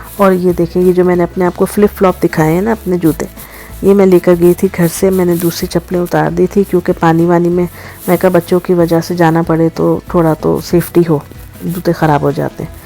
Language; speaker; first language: Urdu; native; Urdu